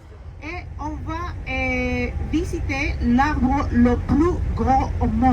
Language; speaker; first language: French; non-native, fluent; Spanish